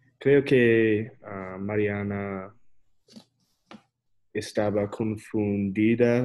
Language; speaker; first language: Spanish; non-native, learner; English